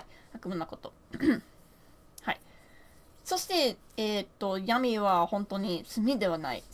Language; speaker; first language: Japanese; non-native, learner; English